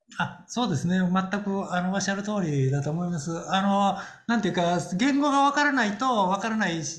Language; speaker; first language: Japanese; native; Japanese